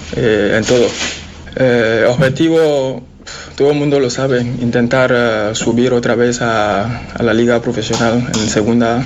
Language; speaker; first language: Spanish; non-native, fluent; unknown